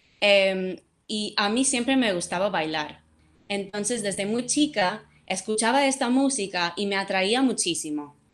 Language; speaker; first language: Spanish; non-native, fluent; English